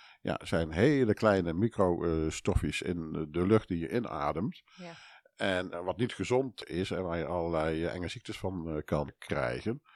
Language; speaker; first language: Dutch; native; Dutch